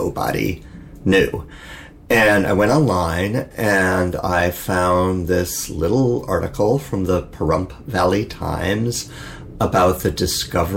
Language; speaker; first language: English; native; English